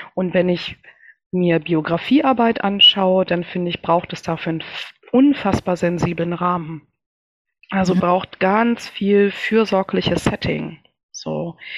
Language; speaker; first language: German; early bilingual, other home language; Kinyarwanda